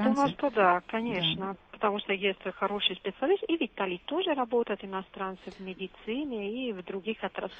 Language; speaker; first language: Russian; non-native, fluent; Italian